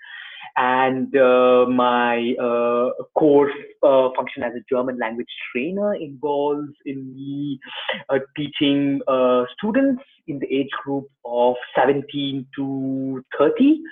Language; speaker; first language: English; non-native, local second language; Tamil